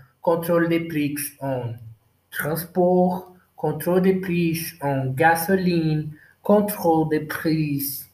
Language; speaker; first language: French; non-native, learner; Portuguese